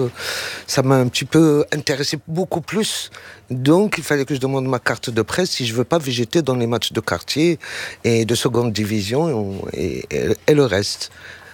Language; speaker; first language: French; non-native, local second language; Arabic